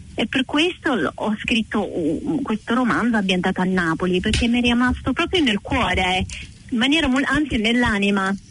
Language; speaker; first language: Italian; non-native, fluent; English